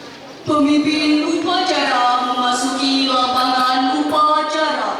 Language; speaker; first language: Indonesian; native; Indonesian